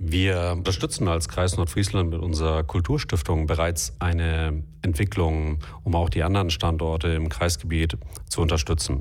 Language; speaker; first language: German; native; German